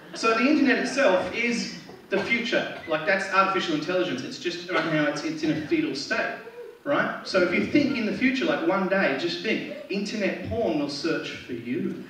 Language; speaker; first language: English; native; English